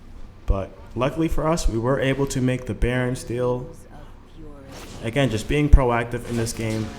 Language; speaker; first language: English; native; English